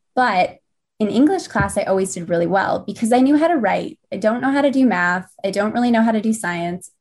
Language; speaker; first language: English; native; English